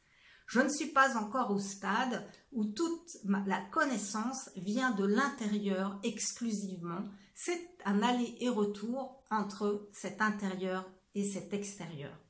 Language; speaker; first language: French; native; French